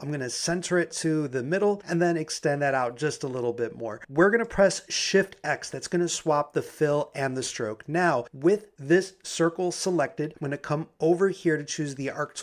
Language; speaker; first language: English; native; English